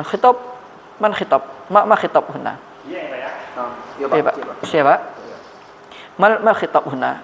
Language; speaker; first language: Arabic; non-native, fluent; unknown